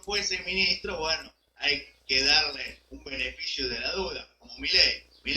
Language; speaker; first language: Spanish; native; Spanish